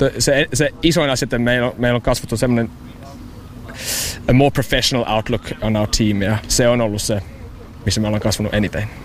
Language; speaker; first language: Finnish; non-native, fluent; English